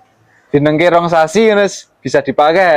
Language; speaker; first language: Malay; non-native, local second language; Javanese